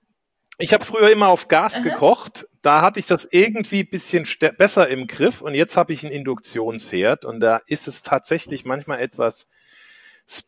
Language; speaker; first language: German; native; German